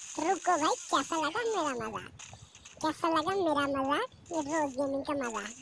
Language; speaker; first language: Hindi; non-native, local second language; Bangla